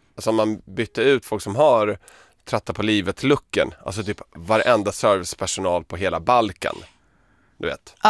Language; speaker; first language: Swedish; early bilingual, other home language; Serbian